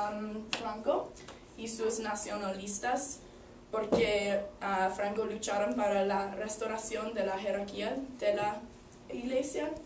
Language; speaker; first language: Spanish; non-native, learner; English